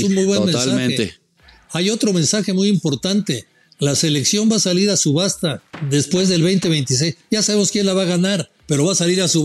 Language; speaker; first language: Spanish; native; Spanish